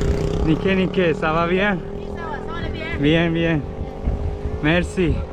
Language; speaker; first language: French; non-native, learner; Persian